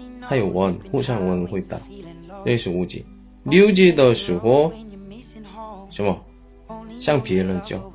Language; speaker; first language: Chinese; non-native, learner; Korean